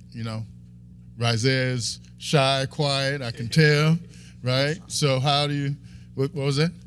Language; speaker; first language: English; native; English